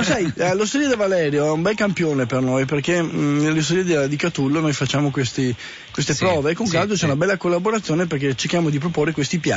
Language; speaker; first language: Italian; native; Italian